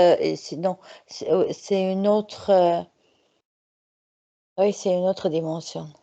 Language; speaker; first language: French; non-native, fluent; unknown